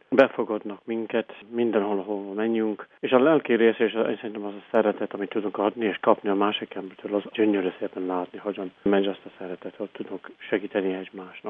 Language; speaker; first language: Hungarian; non-native, learner; English